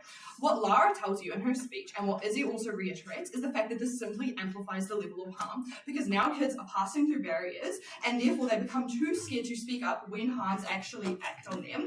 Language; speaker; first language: English; native; English